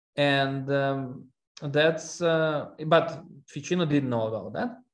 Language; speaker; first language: English; non-native, fluent; Armenian